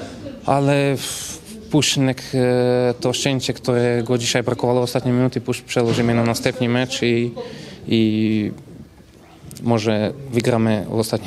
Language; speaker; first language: Polish; non-native, fluent; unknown